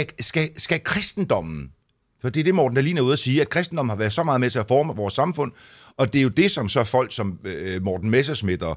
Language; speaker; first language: Danish; native; Danish